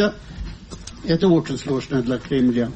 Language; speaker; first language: Russian; non-native, fluent; Swedish